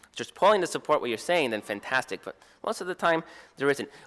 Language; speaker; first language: English; native; English